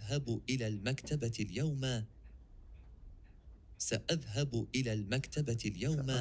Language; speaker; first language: Arabic; non-native, learner; English